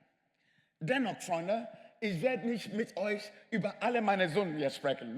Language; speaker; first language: German; non-native, fluent; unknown